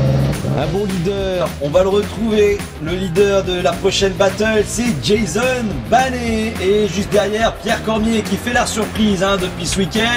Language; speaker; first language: French; native; French